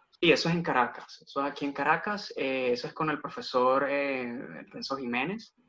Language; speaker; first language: Spanish; native; Spanish